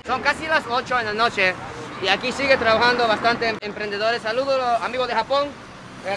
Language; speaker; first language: Spanish; non-native, fluent; Japanese